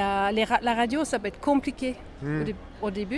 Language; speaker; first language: French; non-native, fluent; Swedish